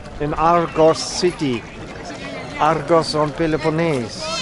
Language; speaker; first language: English; non-native, learner; German